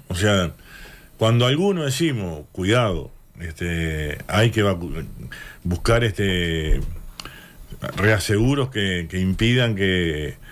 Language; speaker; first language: Spanish; native; Spanish